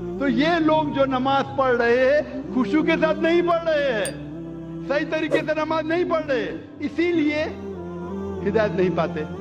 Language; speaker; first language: Urdu; non-native, local second language; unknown